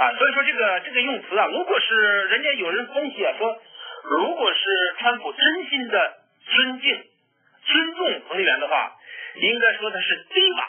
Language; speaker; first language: Chinese; native; Chinese